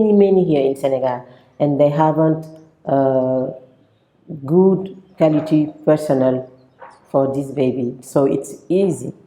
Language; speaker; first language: English; non-native, local second language; French